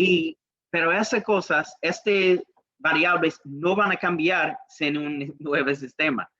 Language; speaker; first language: Spanish; non-native, learner; English